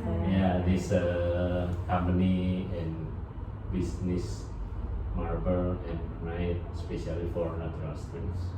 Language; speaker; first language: English; non-native, learner; Indonesian